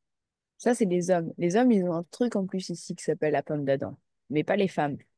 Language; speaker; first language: French; native; French